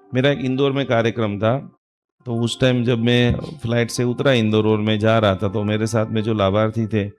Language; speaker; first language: Hindi; non-native, local second language; Gujarati